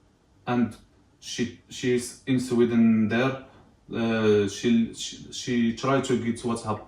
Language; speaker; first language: English; non-native, learner; Arabic